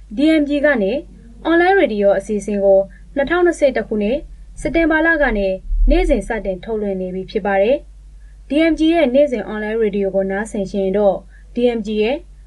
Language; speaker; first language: Burmese; native; Burmese